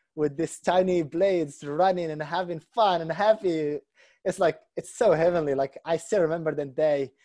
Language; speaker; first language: English; non-native, fluent; Arabic